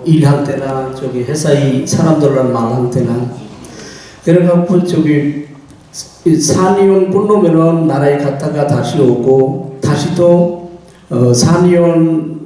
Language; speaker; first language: Korean; non-native, fluent; Bangla